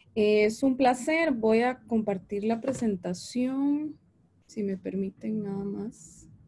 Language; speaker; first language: Spanish; native; Spanish